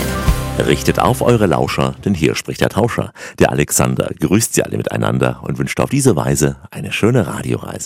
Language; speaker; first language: German; native; German